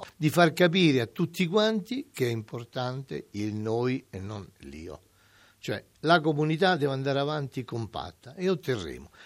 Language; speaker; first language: Italian; native; Italian